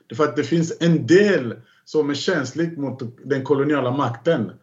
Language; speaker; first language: Swedish; non-native, fluent; Kongo